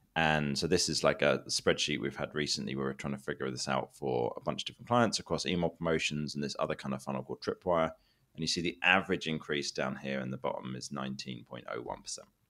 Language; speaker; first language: English; native; English